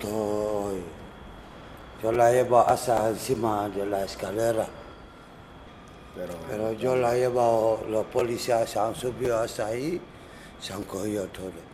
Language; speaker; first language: Spanish; non-native, learner; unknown